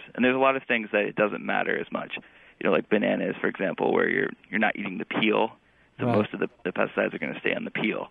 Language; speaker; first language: English; native; English